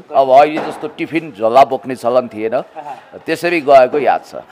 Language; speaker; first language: Nepali; native; Nepali